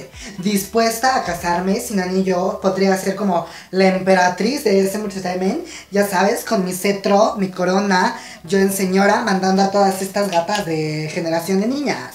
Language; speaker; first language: Spanish; native; Spanish